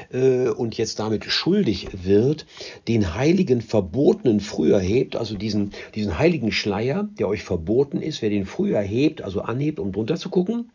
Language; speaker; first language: German; native; German